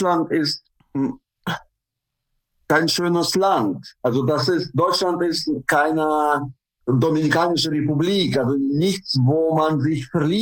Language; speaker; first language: German; non-native, fluent; Russian